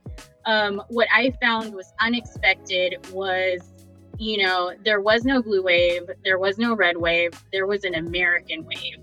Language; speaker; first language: English; native; English